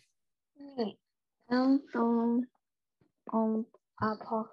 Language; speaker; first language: French; non-native, learner; English